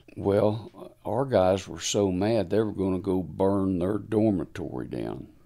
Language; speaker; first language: English; native; English